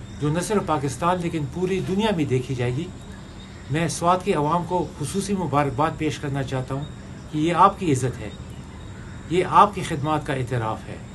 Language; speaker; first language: Urdu; non-native, local second language; Pashto